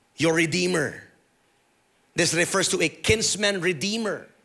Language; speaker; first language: English; non-native, local second language; Filipino